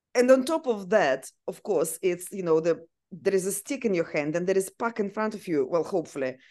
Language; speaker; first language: English; non-native, fluent; Russian